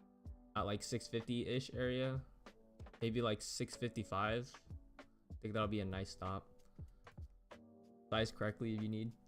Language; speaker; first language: English; native; English